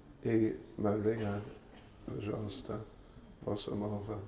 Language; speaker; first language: Russian; non-native, learner; English